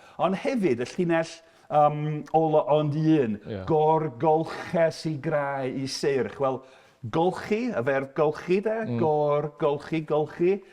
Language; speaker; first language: Welsh; non-native, fluent; English